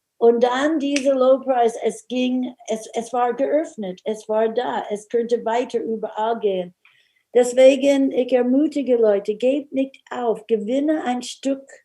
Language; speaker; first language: German; non-native, fluent; English